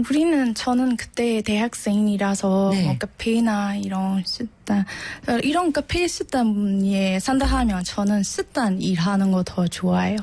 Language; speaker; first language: Korean; non-native, learner; Burmese